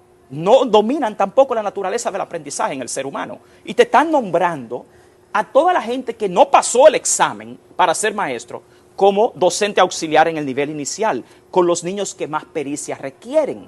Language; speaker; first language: Spanish; native; Spanish